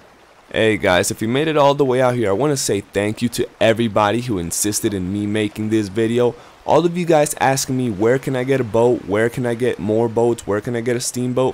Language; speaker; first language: English; native; English